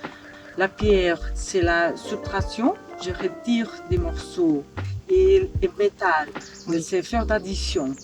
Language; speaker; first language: French; non-native, learner; Portuguese